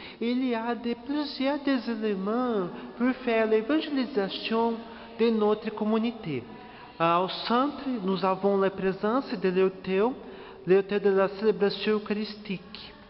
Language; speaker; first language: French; non-native, learner; Portuguese